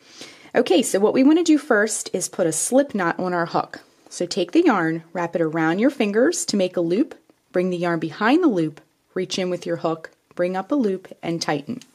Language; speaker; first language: English; native; English